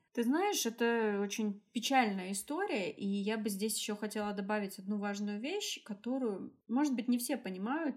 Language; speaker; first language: Russian; native; Russian